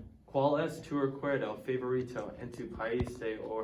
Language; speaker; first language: Spanish; non-native, learner; English